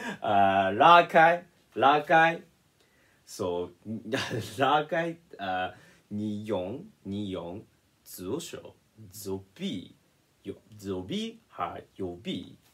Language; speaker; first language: Chinese; non-native, learner; Japanese